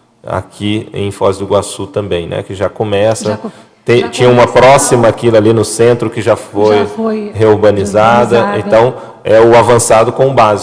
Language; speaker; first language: Portuguese; native; Portuguese